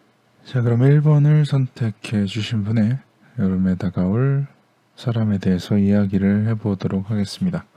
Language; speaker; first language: Korean; native; Korean